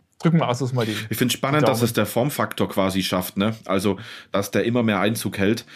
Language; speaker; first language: German; native; German